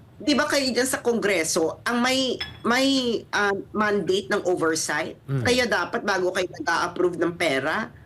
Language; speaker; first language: Filipino; native; Filipino